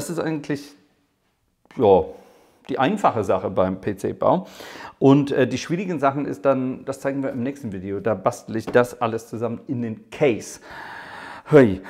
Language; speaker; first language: German; non-native, fluent; English